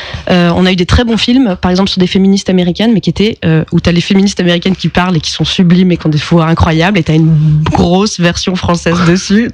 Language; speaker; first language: French; native; French